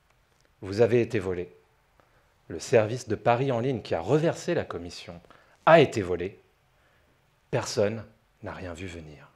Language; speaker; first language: French; native; French